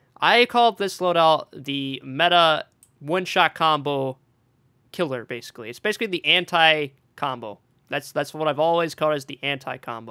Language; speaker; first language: English; native; English